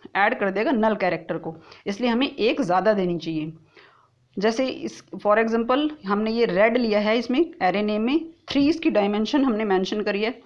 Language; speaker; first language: Hindi; native; Hindi